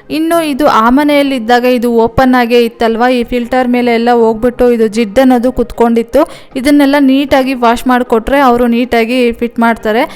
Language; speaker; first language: Kannada; non-native, local second language; Telugu